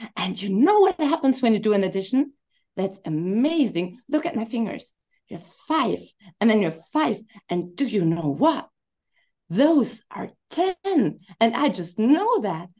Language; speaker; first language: English; non-native, fluent; German